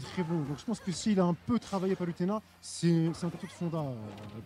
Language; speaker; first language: French; native; French